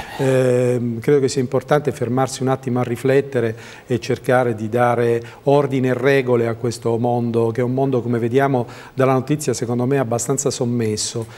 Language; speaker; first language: Italian; native; Italian